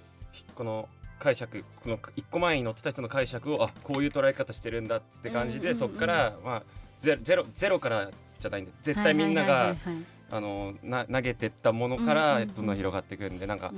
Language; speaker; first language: Japanese; native; Japanese